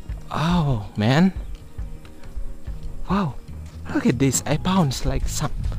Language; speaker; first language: English; non-native, learner; Indonesian